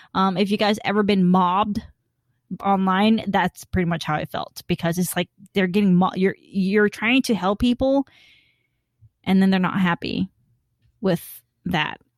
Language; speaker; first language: English; early bilingual, other home language; Khmer